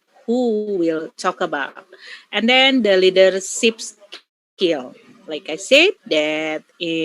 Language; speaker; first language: English; non-native, learner; Indonesian